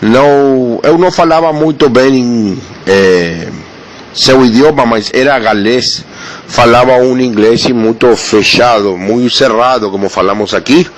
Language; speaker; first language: Portuguese; non-native, learner; Spanish